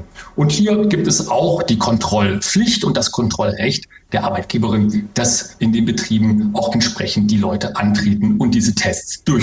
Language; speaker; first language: German; native; German